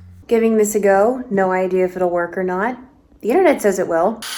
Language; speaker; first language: English; native; English